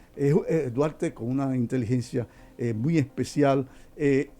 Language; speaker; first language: Spanish; native; Spanish